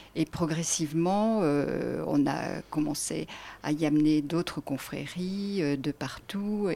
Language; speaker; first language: French; native; French